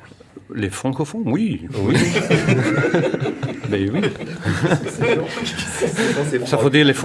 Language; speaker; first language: French; non-native, learner; English